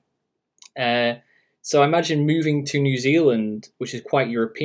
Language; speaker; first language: English; native; English